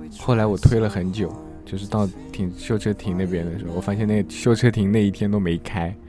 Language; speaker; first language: Chinese; native; Chinese